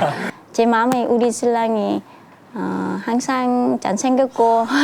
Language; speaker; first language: Korean; non-native, learner; Vietnamese